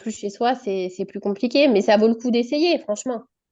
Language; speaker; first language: French; native; French